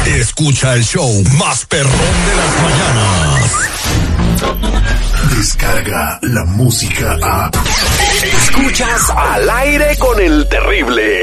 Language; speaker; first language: Spanish; native; Spanish